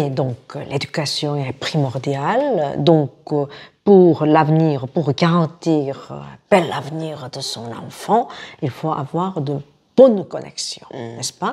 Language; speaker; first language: French; non-native, fluent; Korean